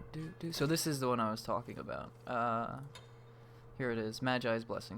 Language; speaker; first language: English; native; English